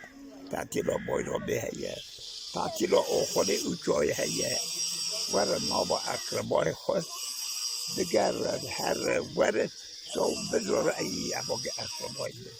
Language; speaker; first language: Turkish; non-native, local second language; Kurdish